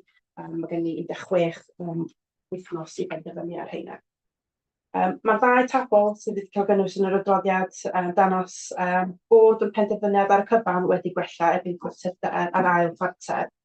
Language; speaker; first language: Welsh; native; Welsh